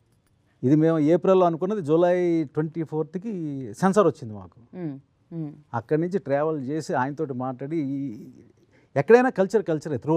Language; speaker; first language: Telugu; native; Telugu